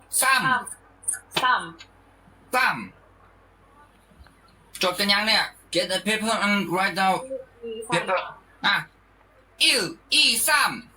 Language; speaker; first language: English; non-native, learner; Thai